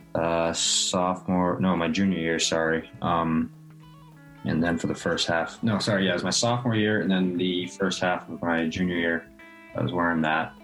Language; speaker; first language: English; native; English